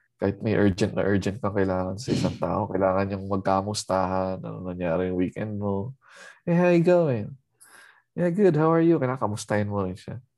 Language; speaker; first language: Filipino; native; Filipino